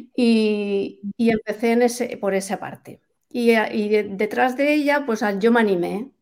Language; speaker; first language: Spanish; native; Spanish